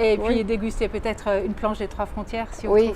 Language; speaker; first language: French; native; French